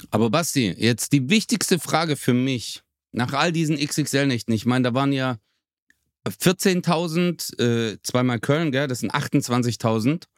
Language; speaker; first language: German; early bilingual, other home language; Turkish